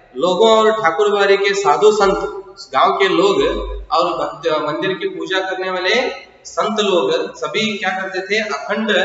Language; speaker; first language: Hindi; non-native, local second language; Kannada